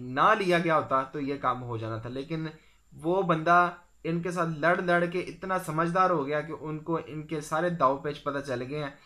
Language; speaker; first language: Urdu; non-native, local second language; Punjabi